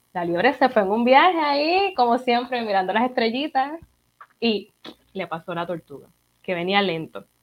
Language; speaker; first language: Spanish; native; Spanish